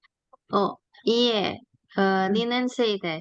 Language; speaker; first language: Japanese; non-native, learner; Indonesian